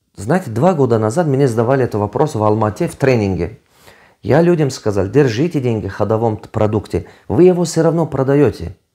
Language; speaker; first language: Russian; non-native, local second language; Tajik